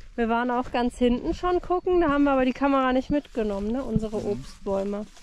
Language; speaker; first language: German; native; German